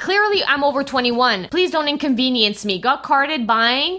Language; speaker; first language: English; native; English